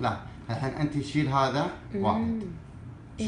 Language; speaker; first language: Arabic; native; Arabic